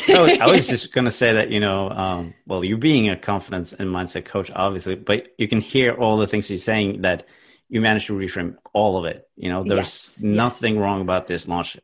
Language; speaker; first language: English; non-native, fluent; Norwegian